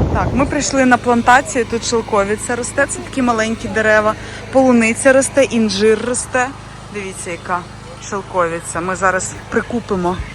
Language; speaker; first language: Ukrainian; native; Ukrainian